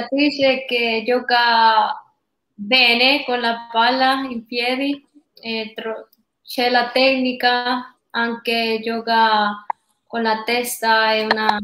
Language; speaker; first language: Italian; non-native, learner; Spanish